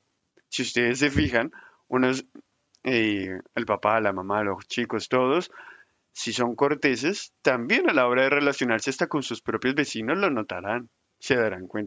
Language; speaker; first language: Spanish; native; Spanish